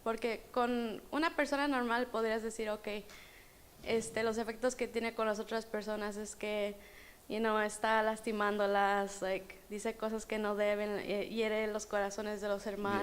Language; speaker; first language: Spanish; early bilingual, heritage; Spanish